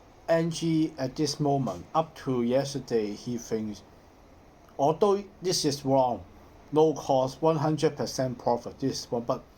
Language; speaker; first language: English; non-native, learner; Cantonese